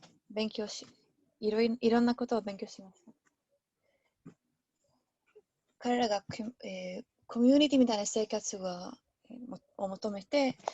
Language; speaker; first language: Japanese; non-native, learner; English